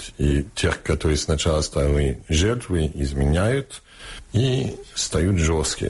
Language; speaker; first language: Russian; early bilingual, heritage; Russian